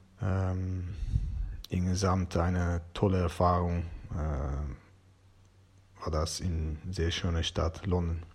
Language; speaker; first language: German; non-native, fluent; Persian